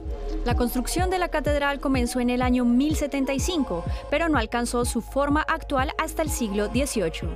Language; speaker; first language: Spanish; native; Spanish